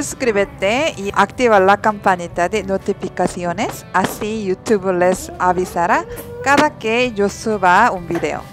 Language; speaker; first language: Spanish; non-native, learner; Korean